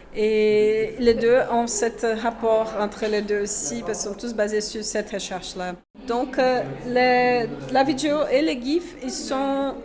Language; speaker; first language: French; non-native, fluent; Portuguese